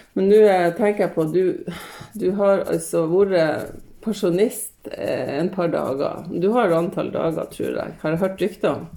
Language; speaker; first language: Norwegian; native; Norwegian